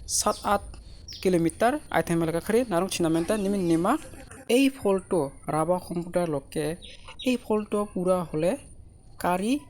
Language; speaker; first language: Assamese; non-native, local second language; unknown